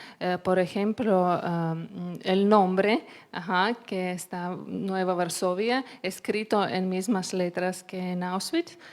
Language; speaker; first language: Spanish; non-native, learner; Lithuanian